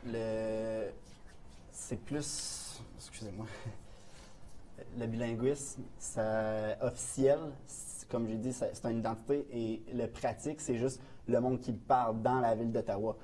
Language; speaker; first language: French; native; French